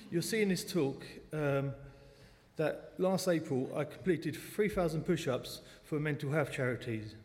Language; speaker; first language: English; native; English